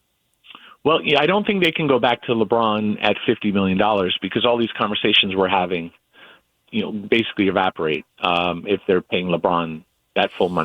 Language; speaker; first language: English; native; English